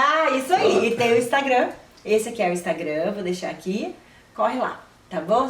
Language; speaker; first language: Portuguese; native; Portuguese